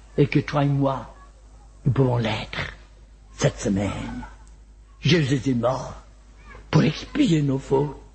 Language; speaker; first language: French; non-native, fluent; Welsh